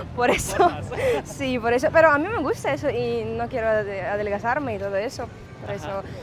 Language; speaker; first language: Spanish; early bilingual, other home language; Ukrainian